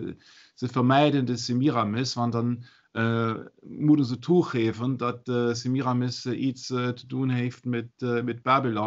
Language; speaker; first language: Dutch; non-native, fluent; German